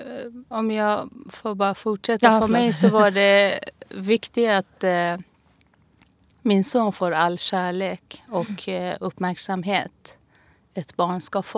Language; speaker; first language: Swedish; non-native, fluent; Persian